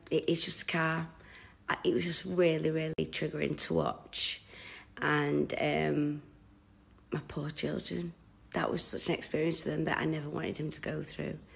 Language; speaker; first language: English; native; English